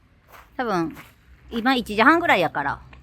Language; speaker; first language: Japanese; native; Japanese